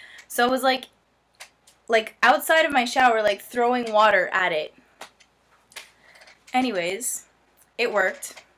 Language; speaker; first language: English; native; English